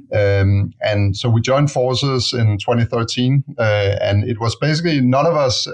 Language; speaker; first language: English; non-native, fluent; Danish